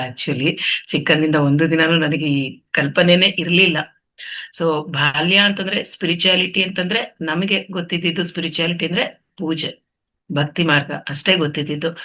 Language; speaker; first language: Kannada; non-native, local second language; Telugu